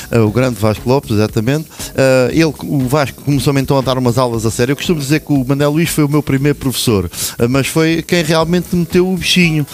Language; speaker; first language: Portuguese; native; Portuguese